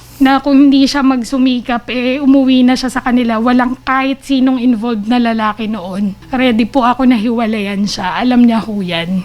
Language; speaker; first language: Filipino; native; Filipino